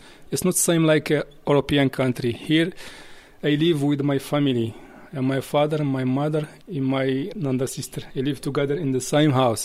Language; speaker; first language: English; non-native, learner; Arabic